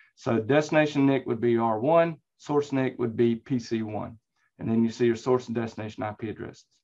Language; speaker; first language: English; native; English